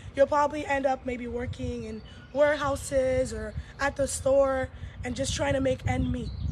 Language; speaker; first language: English; early bilingual, other home language; Lingala